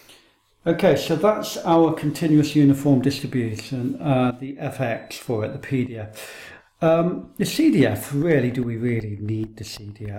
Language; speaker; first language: English; native; English